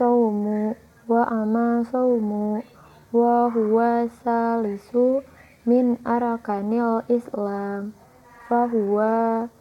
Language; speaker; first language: Arabic; non-native, learner; Indonesian